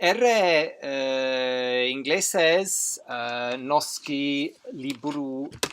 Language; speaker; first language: Basque; non-native, learner; English